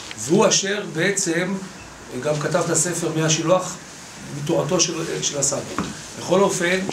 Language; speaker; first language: Hebrew; native; Hebrew